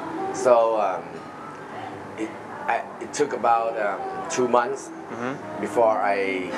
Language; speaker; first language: English; non-native, fluent; Thai